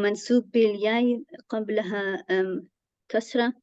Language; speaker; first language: Arabic; non-native, learner; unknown